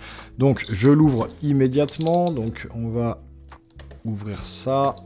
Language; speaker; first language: French; native; French